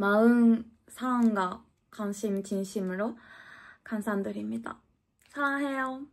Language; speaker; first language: Korean; non-native, learner; Japanese